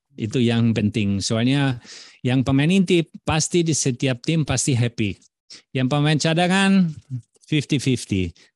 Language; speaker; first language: Indonesian; non-native, fluent; German